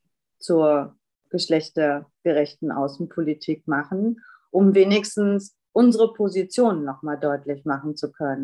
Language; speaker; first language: German; native; German